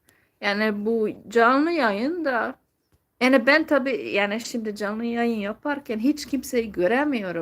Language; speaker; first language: Turkish; non-native, fluent; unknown